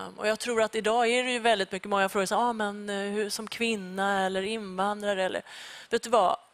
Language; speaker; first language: Swedish; early bilingual, other home language; Persian